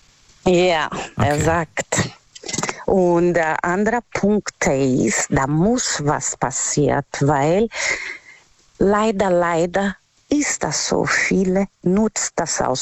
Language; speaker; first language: German; non-native, learner; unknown